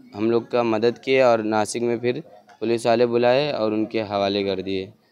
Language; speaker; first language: Hindi; native; Hindi